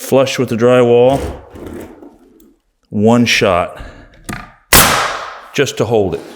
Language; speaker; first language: English; native; English